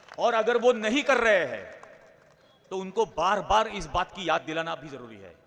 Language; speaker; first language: Hindi; non-native, local second language; Marathi